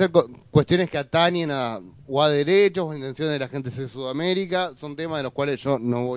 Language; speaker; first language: Spanish; native; Spanish